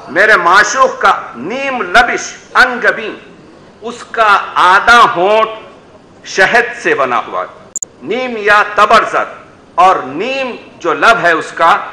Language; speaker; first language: Urdu; native; Urdu